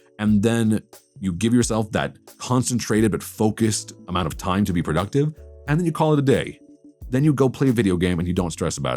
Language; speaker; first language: English; native; English